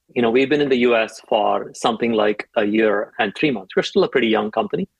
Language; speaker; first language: English; non-native, local second language; Tamil